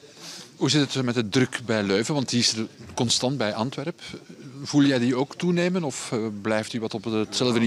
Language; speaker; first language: Dutch; native; Dutch